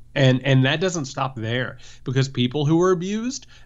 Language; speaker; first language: English; native; English